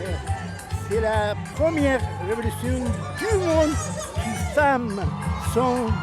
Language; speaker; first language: French; non-native, fluent; Persian